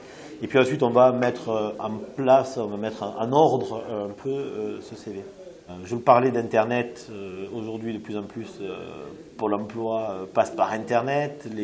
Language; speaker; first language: French; native; French